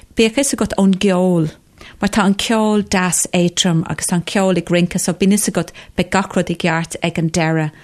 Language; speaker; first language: Irish; non-native, local second language; English